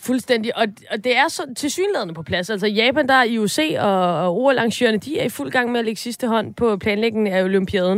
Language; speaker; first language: Danish; native; Danish